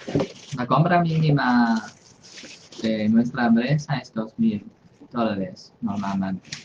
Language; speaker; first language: Spanish; non-native, fluent; Chinese